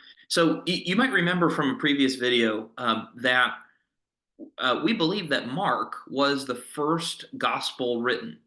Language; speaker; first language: English; native; English